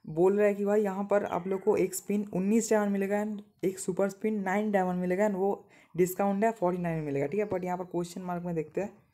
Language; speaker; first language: Hindi; non-native, local second language; Bangla